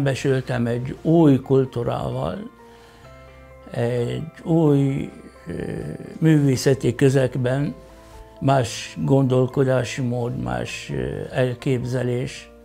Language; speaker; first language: Hungarian; non-native, fluent; Arabic